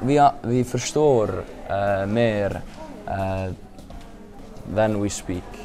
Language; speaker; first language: Swedish; non-native, learner; Estonian